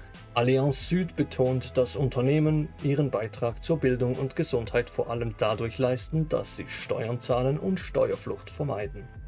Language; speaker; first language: German; native; German